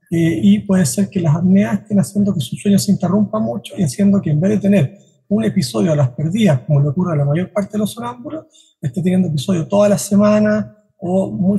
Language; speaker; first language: Spanish; native; Spanish